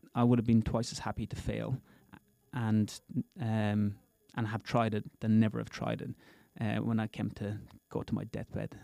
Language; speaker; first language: English; native; English